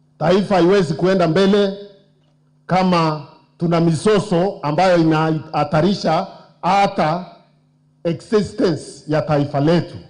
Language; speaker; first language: Swahili; non-native, local second language; Meru